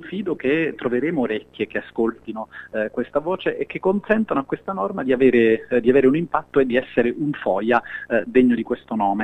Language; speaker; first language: Italian; native; Italian